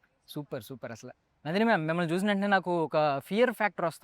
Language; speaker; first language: Telugu; native; Telugu